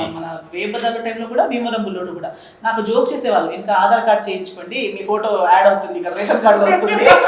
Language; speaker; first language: Telugu; non-native, fluent; Konkani